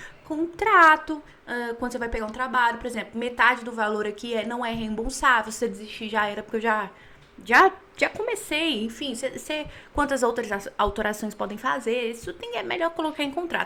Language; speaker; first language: Portuguese; native; Portuguese